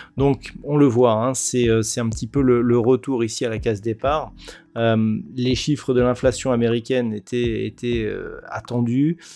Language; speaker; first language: French; native; French